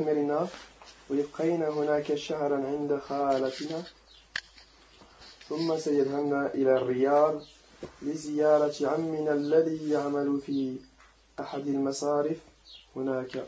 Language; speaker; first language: Arabic; non-native, learner; French